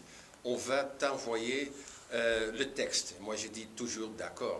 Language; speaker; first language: French; non-native, learner; Dutch